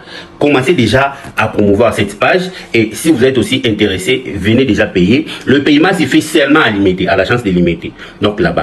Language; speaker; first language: French; non-native, local second language; Lingala